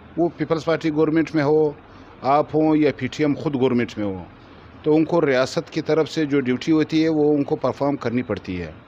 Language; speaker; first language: Urdu; non-native, local second language; Pashto